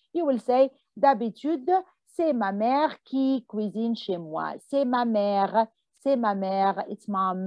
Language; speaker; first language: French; non-native, fluent; Arabic